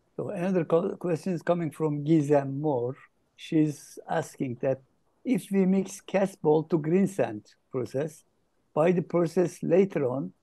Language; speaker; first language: English; non-native, fluent; Turkish